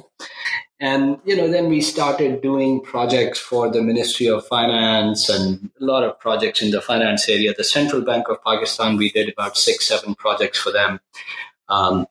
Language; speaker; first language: English; non-native, local second language; Urdu